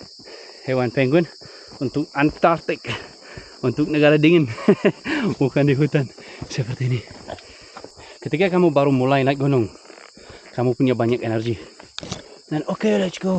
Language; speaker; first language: Indonesian; non-native, fluent; English